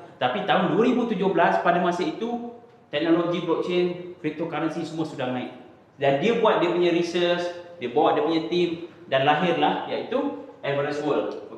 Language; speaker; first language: Malay; native; Malay